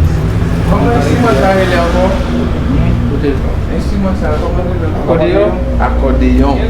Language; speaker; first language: Portuguese; non-native, learner; Haitian Creole